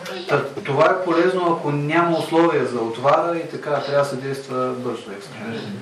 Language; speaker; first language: Bulgarian; native; Bulgarian